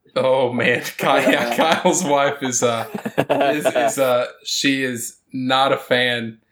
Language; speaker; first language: English; native; English